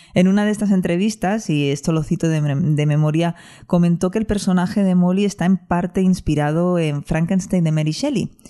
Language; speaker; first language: Spanish; non-native, local second language; Catalan